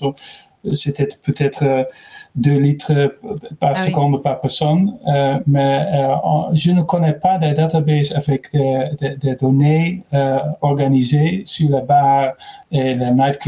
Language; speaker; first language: French; non-native, learner; Dutch